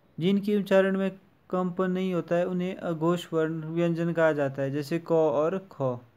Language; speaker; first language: Hindi; native; Hindi